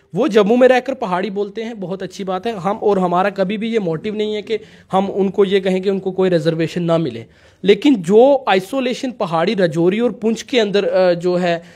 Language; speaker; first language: Hindi; native; Hindi